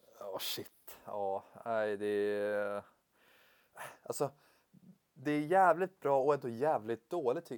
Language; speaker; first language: Swedish; native; Swedish